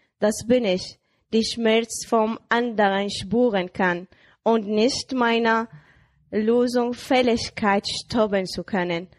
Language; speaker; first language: German; non-native, learner; Arabic